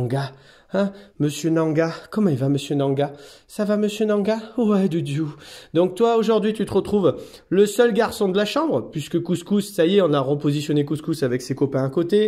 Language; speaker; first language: French; native; French